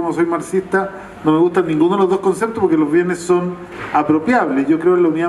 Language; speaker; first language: Spanish; native; Spanish